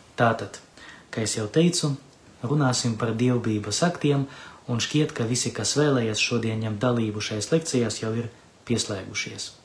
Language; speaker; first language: Latvian; non-native, local second language; Russian